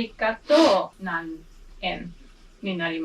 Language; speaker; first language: Japanese; non-native, learner; English